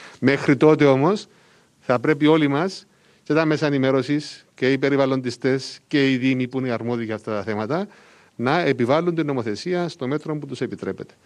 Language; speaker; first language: Greek; native; Greek